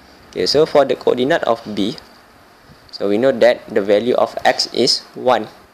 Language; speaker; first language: English; non-native, local second language; Malay